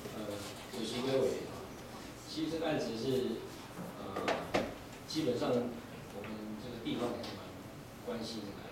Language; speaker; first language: Chinese; native; Chinese